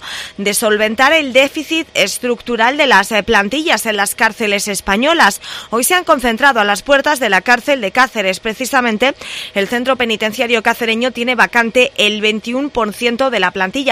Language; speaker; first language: Spanish; native; Spanish